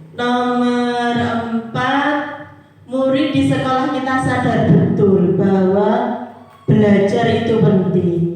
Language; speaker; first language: Indonesian; non-native, local second language; Javanese